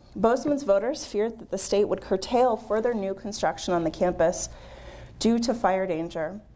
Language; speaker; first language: English; native; English